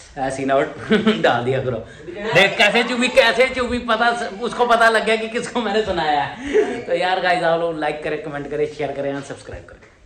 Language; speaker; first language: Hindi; non-native, local second language; Punjabi